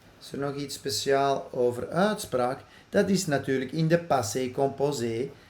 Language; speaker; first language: Dutch; native; Dutch